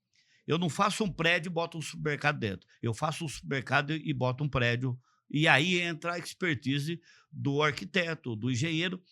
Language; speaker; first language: Portuguese; native; Portuguese